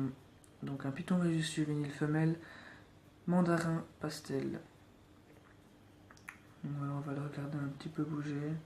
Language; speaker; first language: French; native; French